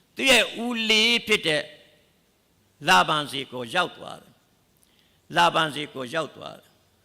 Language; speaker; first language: Burmese; non-native, local second language; S'gaw Karen